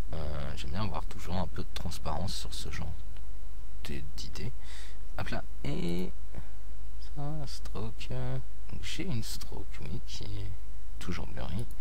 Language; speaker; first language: French; native; French